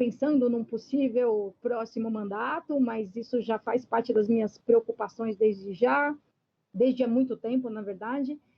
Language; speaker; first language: Portuguese; native; Portuguese